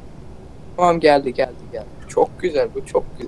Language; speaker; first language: Turkish; early bilingual, heritage; Turkish